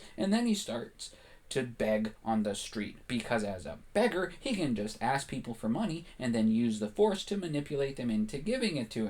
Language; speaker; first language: English; native; English